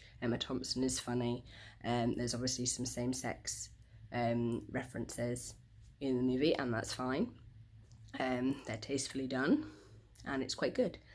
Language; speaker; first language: English; native; English